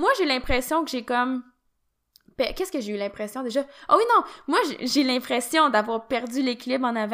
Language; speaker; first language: French; native; French